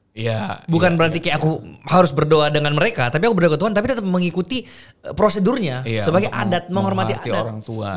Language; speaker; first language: Indonesian; native; Indonesian